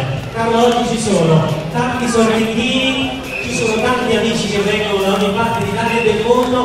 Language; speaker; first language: Italian; native; Italian